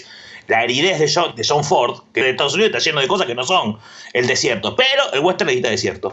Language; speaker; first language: Spanish; native; Spanish